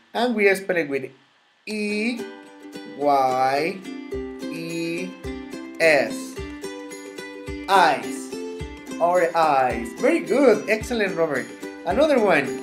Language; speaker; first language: English; non-native, fluent; Spanish